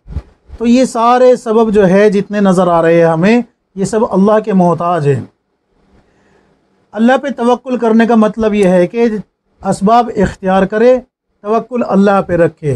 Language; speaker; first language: Urdu; native; Urdu